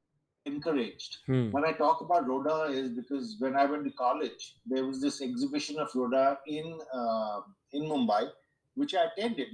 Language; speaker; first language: English; non-native, local second language; Sindhi